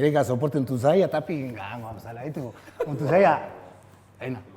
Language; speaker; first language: Indonesian; non-native, fluent; Spanish